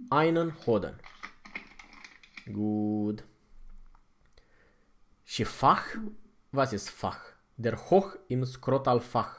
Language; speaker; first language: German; non-native, fluent; Romanian